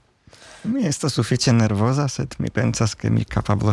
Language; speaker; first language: Slovak; native; Slovak